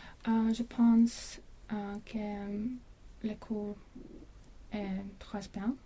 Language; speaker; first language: French; non-native, learner; Latvian